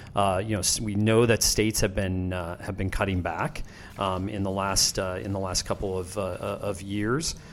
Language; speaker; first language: English; native; English